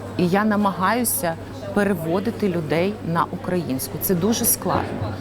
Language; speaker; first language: Ukrainian; non-native, local second language; Russian